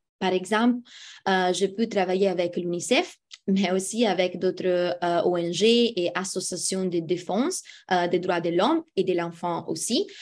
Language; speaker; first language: French; non-native, fluent; Italian